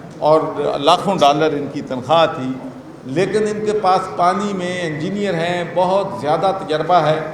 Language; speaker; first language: Urdu; non-native, local second language; Punjabi